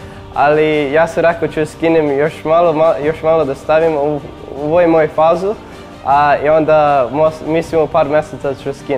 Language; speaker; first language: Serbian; early bilingual, heritage; English